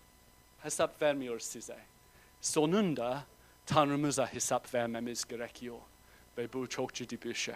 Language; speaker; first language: Turkish; non-native, fluent; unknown